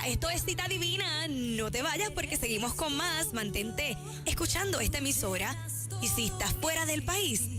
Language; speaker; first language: Spanish; native; Spanish